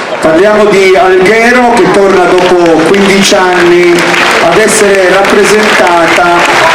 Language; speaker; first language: Italian; native; Italian